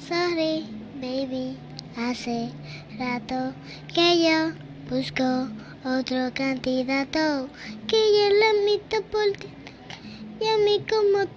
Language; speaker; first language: Spanish; early bilingual, other home language; Haitian Creole